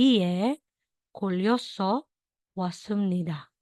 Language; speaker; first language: Korean; non-native, learner; Filipino